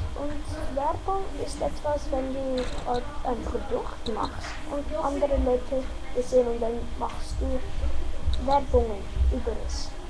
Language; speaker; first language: German; non-native, learner; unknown